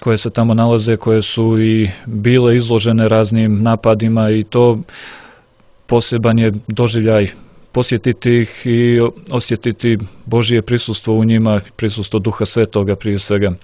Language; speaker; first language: Croatian; native; Croatian